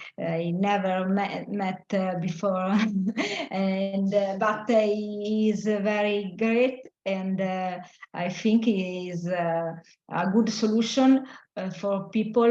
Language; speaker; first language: English; non-native, learner; Italian